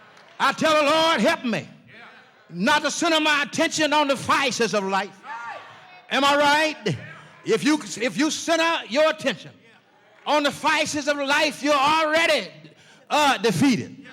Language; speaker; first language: English; native; English